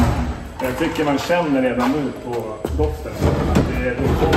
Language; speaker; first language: Swedish; native; Swedish